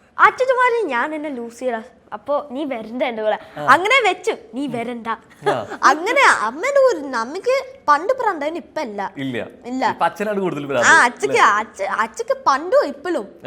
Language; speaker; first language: Malayalam; early bilingual, heritage; Malayalam